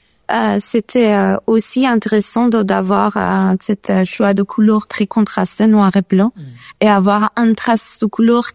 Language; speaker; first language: French; non-native, learner; Persian